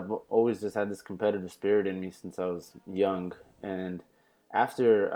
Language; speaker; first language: English; native; English